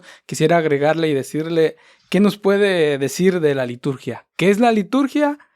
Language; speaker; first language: Spanish; native; Spanish